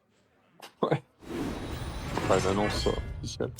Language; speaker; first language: French; native; French